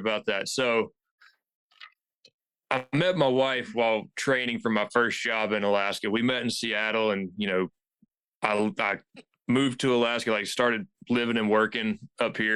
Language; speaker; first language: English; native; English